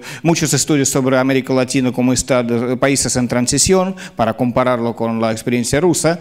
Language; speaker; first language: Spanish; non-native, fluent; Russian